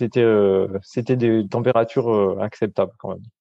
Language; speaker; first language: French; native; French